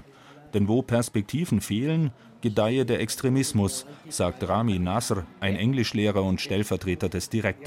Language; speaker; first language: German; native; German